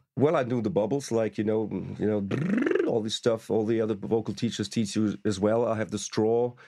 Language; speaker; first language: English; non-native, fluent; German